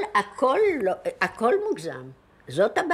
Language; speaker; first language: Hebrew; non-native, fluent; Polish